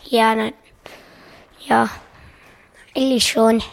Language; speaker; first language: German; early bilingual, other home language; Russian